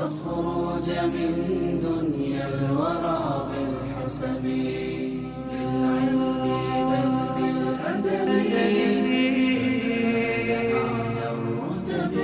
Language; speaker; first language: Arabic; non-native, fluent; Indonesian